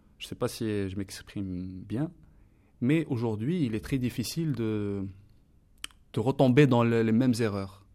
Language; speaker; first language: French; non-native, local second language; Kabyle